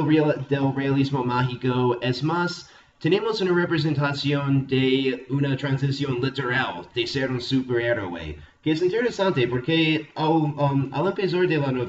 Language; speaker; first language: Spanish; non-native, fluent; English